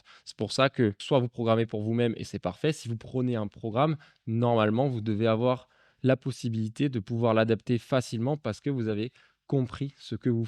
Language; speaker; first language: French; native; French